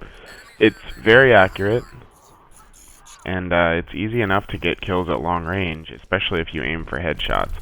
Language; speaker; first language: English; native; English